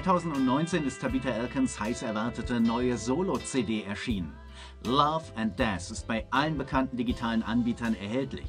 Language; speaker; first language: German; native; German